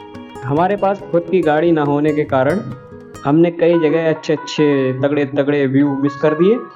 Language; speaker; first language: Hindi; native; Hindi